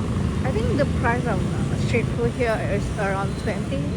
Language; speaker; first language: English; non-native, learner; Indonesian